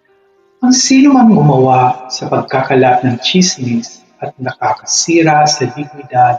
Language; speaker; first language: Filipino; native; Filipino